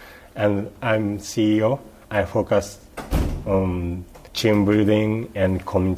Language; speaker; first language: English; non-native, learner; Japanese